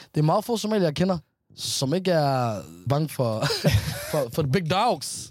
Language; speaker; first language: Danish; early bilingual, other home language; Somali